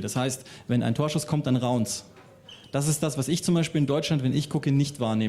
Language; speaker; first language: German; native; German